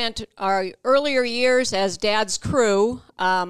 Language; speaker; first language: English; native; English